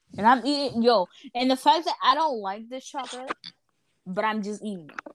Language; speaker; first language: English; early bilingual, other home language; Spanish